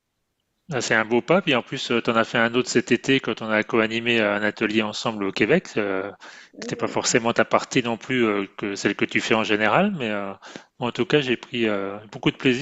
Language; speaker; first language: French; native; French